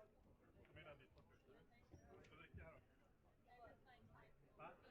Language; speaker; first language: Swedish; native; Swedish